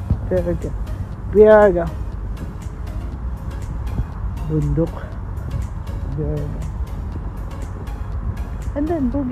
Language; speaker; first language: German; non-native, learner; Filipino